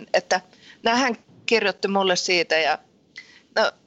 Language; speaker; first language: Finnish; early bilingual, heritage; Finnish